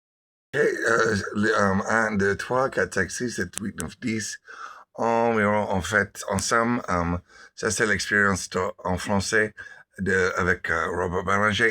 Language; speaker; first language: French; non-native, learner; English